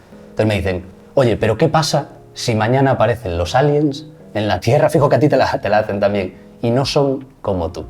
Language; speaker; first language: Spanish; native; Spanish